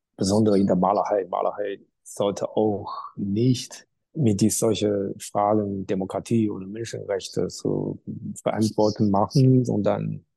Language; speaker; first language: German; non-native, learner; Chinese